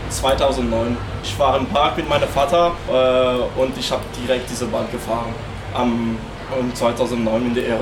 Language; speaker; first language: German; non-native, learner; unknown